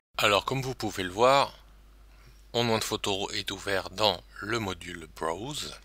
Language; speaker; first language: French; native; French